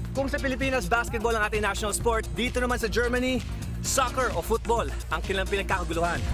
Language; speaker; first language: Filipino; native; Filipino